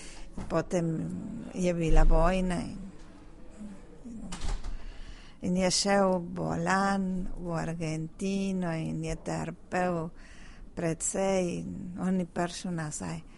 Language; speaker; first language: Slovenian; early bilingual, heritage; Spanish